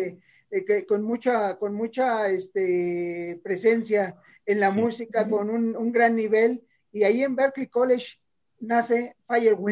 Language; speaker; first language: Spanish; native; Spanish